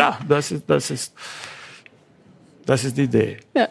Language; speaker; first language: German; non-native, fluent; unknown